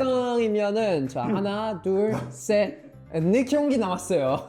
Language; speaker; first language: Korean; native; Korean